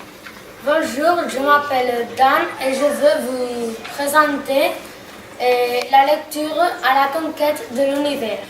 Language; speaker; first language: French; non-native, learner; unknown